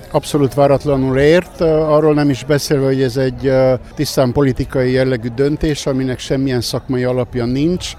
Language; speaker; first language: Hungarian; native; Hungarian